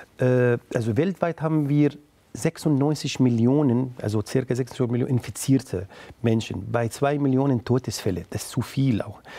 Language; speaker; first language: German; non-native, fluent; Arabic